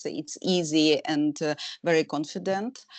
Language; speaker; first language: English; non-native, learner; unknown